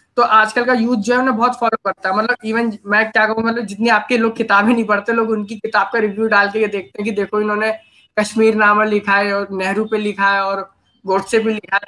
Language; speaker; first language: Hindi; native; Hindi